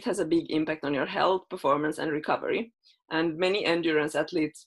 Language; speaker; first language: English; non-native, fluent; Finnish